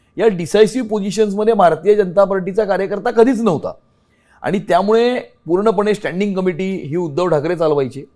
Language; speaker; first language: Marathi; native; Marathi